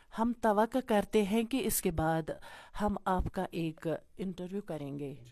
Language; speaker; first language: Urdu; non-native, local second language; Kashmiri